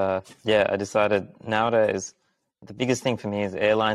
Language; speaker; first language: English; early bilingual, other home language; Sinhala